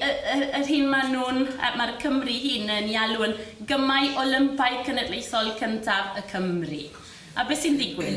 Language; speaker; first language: Welsh; non-native, fluent; Spanish